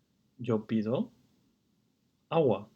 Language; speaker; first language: Spanish; non-native, fluent; English